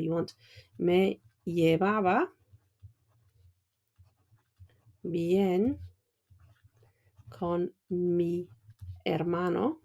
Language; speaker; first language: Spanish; non-native, fluent; English